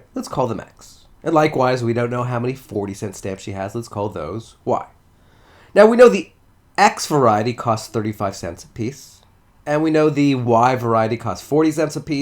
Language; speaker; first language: English; native; English